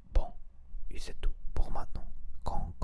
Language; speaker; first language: French; non-native, learner; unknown